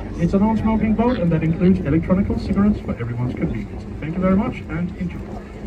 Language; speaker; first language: English; non-native, fluent; Danish